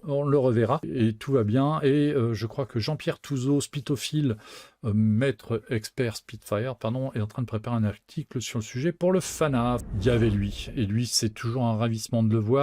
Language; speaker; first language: French; native; French